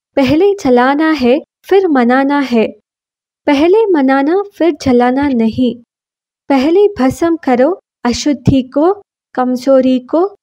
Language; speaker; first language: Hindi; non-native, local second language; Kannada